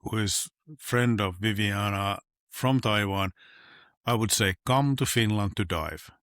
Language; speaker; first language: English; non-native, fluent; Finnish